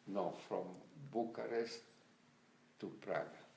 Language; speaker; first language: English; non-native, learner; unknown